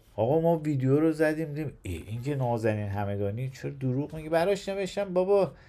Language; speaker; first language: Persian; native; Persian